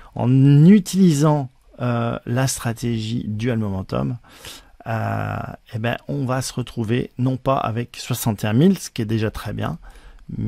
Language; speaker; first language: French; native; French